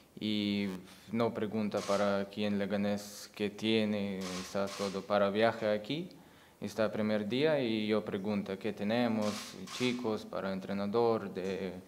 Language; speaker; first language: Spanish; non-native, learner; Ukrainian